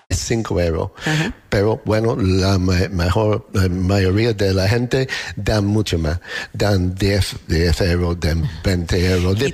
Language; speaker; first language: Spanish; non-native, learner; English